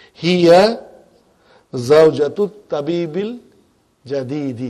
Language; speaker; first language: Arabic; non-native, fluent; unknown